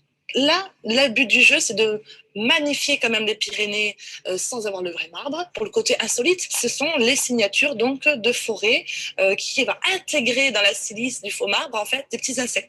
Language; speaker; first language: French; native; French